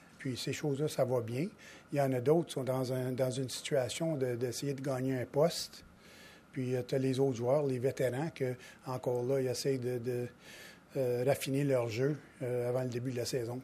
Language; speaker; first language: French; native; French